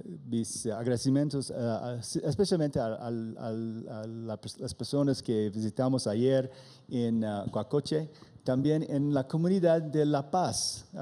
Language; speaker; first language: Spanish; non-native, learner; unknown